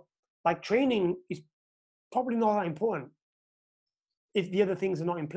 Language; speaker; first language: English; non-native, fluent; Portuguese